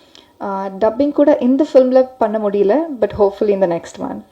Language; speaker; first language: Tamil; non-native, learner; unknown